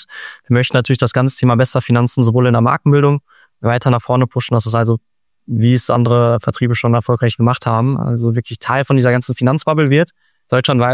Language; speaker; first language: German; native; German